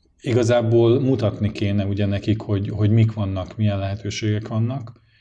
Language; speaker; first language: Hungarian; native; Hungarian